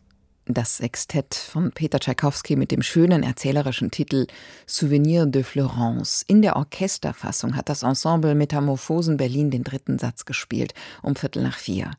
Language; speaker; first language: German; native; German